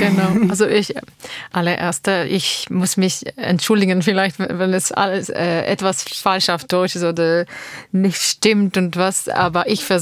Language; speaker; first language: German; non-native, learner; Armenian